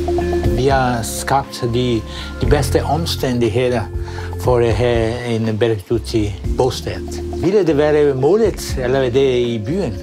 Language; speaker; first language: Danish; non-native, fluent; Italian